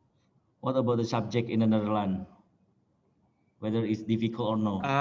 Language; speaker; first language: English; non-native, learner; Indonesian